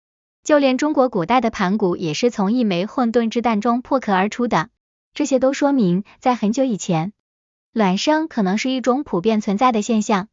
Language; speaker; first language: Chinese; native; Chinese